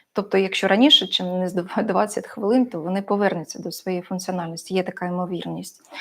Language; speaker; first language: Ukrainian; non-native, local second language; Russian